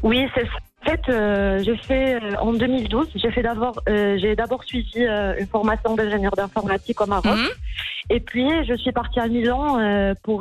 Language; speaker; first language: French; non-native, local second language; Arabic